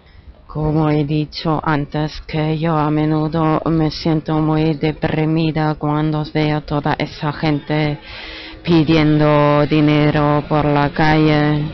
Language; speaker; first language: Spanish; non-native, learner; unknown